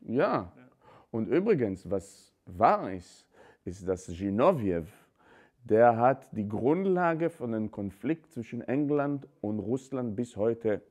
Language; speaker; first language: German; non-native, fluent; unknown